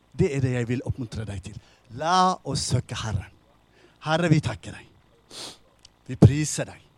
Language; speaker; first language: Norwegian; non-native, fluent; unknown